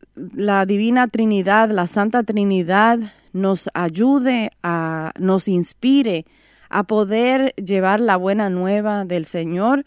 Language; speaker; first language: Spanish; native; Spanish